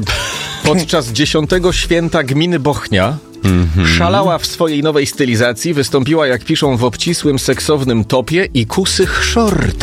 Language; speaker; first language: Polish; native; Polish